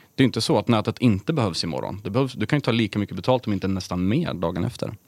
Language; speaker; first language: Swedish; native; Swedish